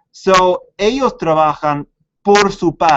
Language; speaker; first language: Spanish; non-native, fluent; English